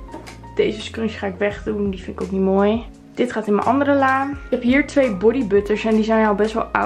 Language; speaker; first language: Dutch; native; Dutch